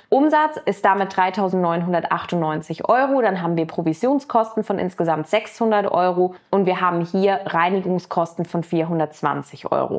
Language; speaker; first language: German; native; German